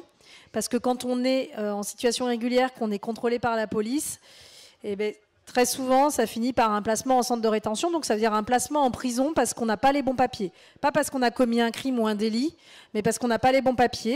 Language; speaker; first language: French; native; French